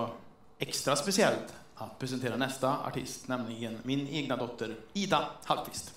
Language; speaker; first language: Swedish; native; Swedish